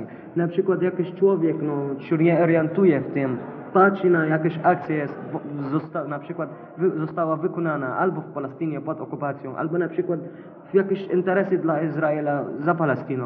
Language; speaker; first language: Polish; non-native, learner; Arabic